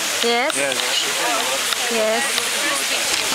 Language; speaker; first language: English; non-native, learner; Thai